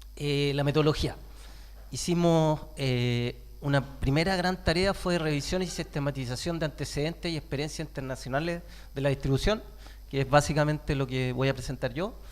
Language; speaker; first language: Spanish; native; Spanish